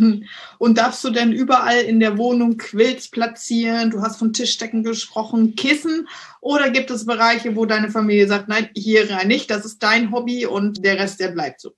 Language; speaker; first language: German; native; German